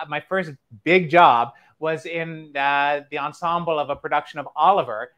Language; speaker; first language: English; native; English